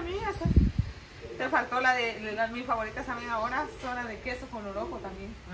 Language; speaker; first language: Spanish; native; Spanish